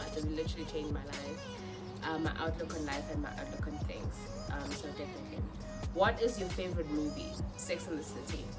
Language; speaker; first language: English; non-native, local second language; Xhosa